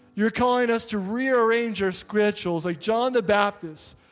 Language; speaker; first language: English; native; English